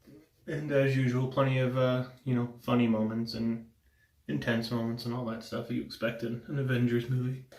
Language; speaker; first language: English; native; English